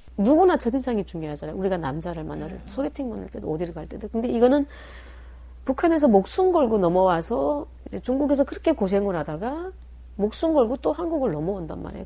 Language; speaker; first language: Korean; native; Korean